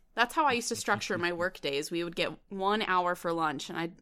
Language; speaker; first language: English; early bilingual, other home language; Swedish